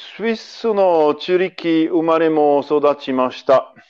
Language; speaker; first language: Japanese; non-native, learner; German